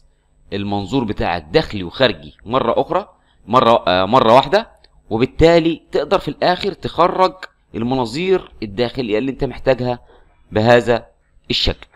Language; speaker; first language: Arabic; native; Arabic